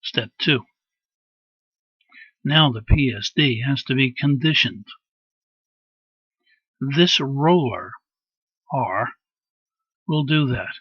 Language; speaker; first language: English; native; English